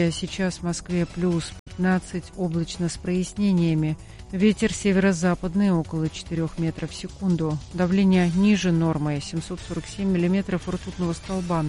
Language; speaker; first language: Russian; native; Russian